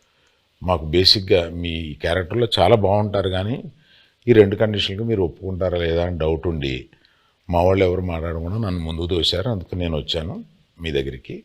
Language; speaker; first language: Telugu; native; Telugu